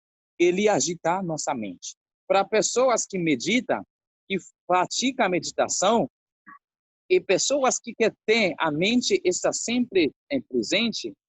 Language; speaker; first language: Portuguese; non-native, fluent; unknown